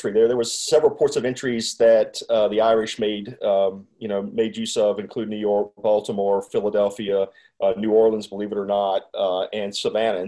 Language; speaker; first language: English; native; English